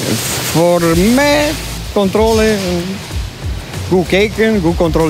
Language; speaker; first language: Dutch; non-native, learner; Romanian